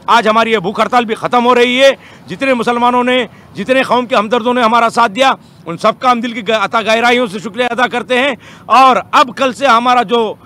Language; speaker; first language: Urdu; native; Urdu